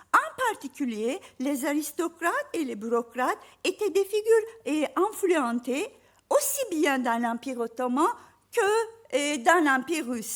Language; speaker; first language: French; non-native, fluent; Turkish